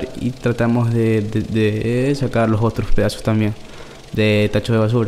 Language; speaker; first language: Spanish; native; Spanish